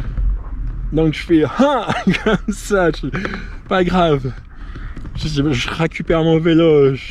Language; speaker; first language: French; native; French